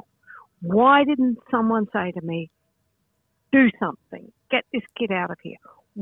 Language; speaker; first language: English; native; English